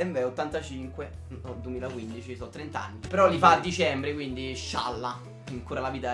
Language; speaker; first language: Italian; native; Italian